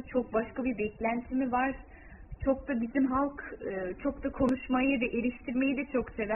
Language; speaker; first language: Turkish; early bilingual, heritage; Turkish